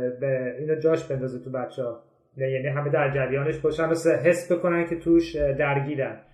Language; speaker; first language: Persian; native; Persian